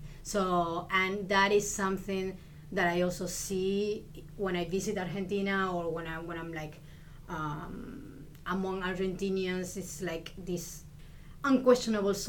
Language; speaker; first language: English; non-native, fluent; Spanish